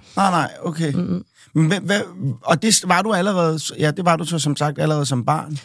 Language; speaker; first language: Danish; native; Danish